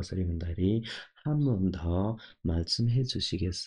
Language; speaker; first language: Korean; non-native, local second language; Nepali